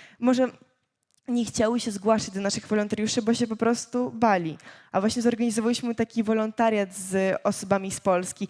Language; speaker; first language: Polish; early bilingual, other home language; Ukrainian